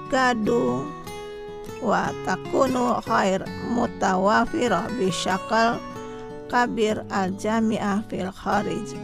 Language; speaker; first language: Arabic; non-native, fluent; Indonesian